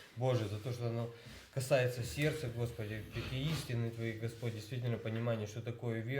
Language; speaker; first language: Russian; native; Russian